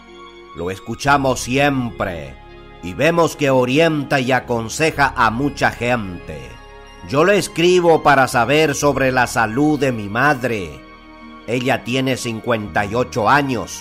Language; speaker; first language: Spanish; native; Spanish